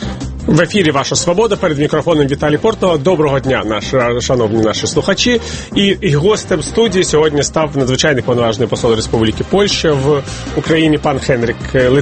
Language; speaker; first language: Ukrainian; native; Ukrainian